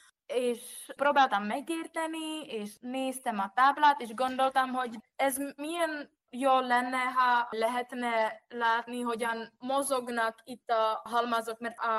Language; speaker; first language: Hungarian; non-native, fluent; Czech